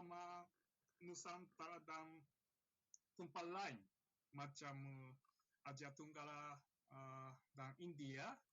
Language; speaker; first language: Indonesian; non-native, learner; Japanese